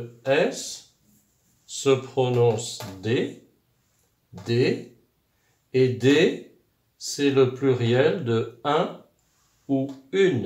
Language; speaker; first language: French; non-native, local second language; Arabic